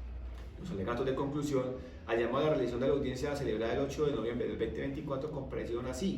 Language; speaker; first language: Spanish; native; Spanish